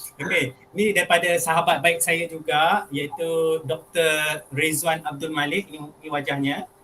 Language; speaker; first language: Malay; native; Malay